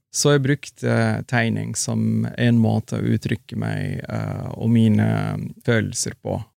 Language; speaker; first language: Norwegian; non-native, fluent; Arabic